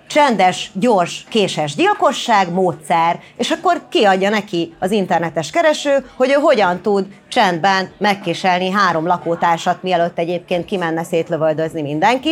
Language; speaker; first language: Hungarian; native; Hungarian